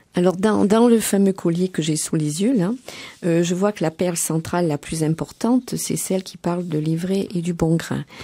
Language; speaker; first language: French; native; French